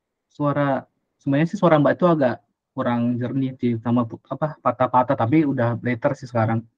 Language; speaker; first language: Indonesian; native; Indonesian